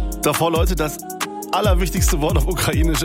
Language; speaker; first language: German; native; German